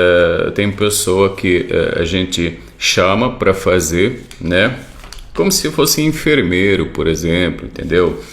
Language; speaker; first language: Portuguese; non-native, fluent; Arabic